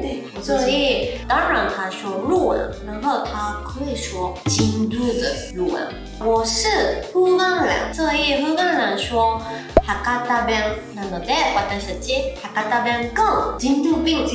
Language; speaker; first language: Chinese; non-native, learner; Japanese